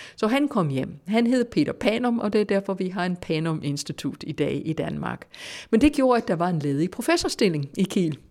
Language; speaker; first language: Danish; non-native, fluent; English